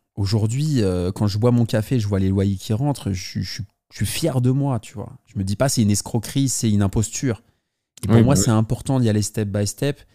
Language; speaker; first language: French; native; French